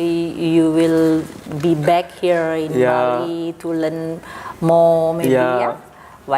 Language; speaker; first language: English; non-native, fluent; Indonesian